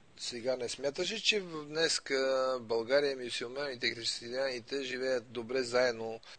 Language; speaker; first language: Bulgarian; native; Bulgarian